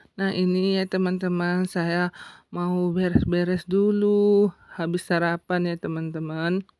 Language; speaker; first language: Indonesian; non-native, local second language; Buginese